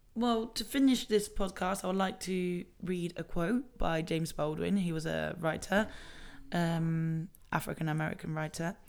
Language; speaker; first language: English; early bilingual, other home language; Spanish